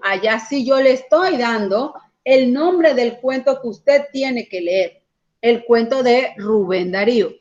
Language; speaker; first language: Spanish; native; Spanish